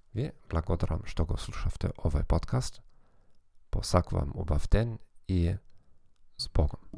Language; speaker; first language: Macedonian; non-native, fluent; German